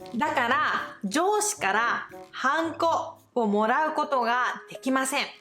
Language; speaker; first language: Japanese; native; Japanese